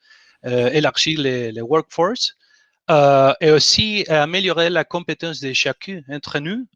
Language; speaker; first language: French; non-native, learner; Spanish